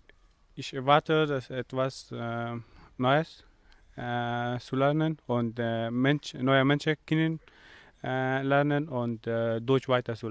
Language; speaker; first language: German; non-native, learner; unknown